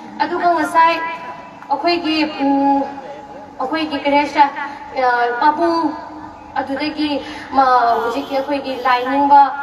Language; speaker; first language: Manipuri; non-native, local second language; Tangkhul Naga (India)